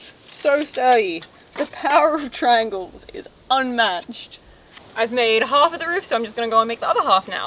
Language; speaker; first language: English; native; English